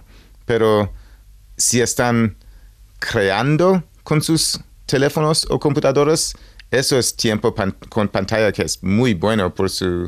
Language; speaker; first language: Spanish; non-native, learner; English